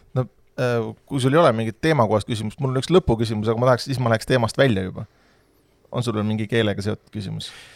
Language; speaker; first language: Estonian; native; Estonian